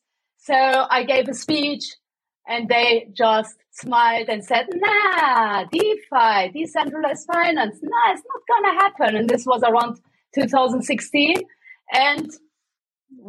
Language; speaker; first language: English; non-native, fluent; German